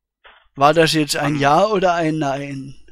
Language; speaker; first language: German; native; German